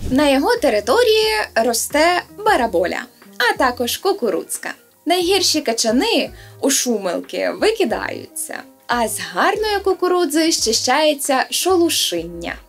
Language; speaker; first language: Ukrainian; native; Ukrainian